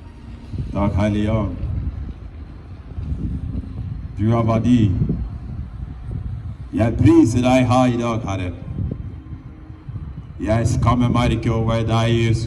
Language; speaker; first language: Norwegian; non-native, fluent; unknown